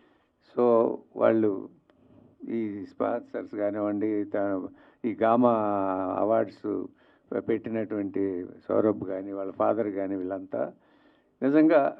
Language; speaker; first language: Telugu; native; Telugu